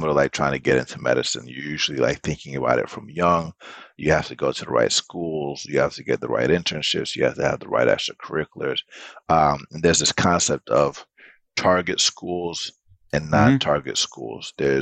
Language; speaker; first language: English; native; English